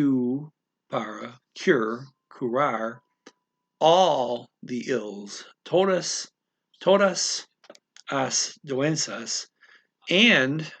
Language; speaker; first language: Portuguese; non-native, learner; English